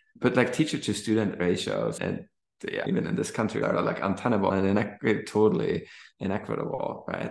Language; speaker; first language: English; non-native, fluent; German